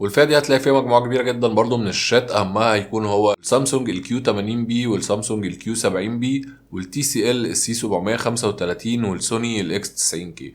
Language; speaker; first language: Arabic; native; Arabic